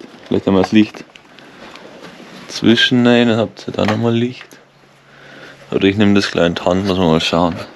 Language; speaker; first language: German; native; German